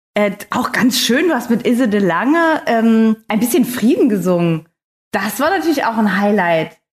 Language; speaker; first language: German; native; German